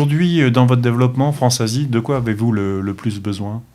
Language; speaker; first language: French; native; French